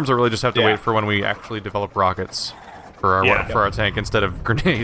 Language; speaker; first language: English; native; English